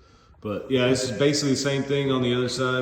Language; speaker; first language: English; native; English